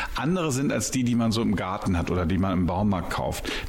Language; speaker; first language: German; native; German